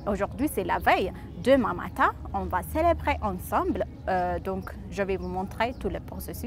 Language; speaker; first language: French; non-native, fluent; Amharic